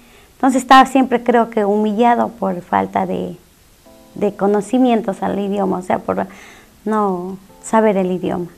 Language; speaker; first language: Spanish; native; Spanish